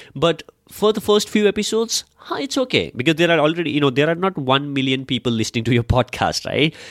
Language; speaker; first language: English; non-native, local second language; Nepali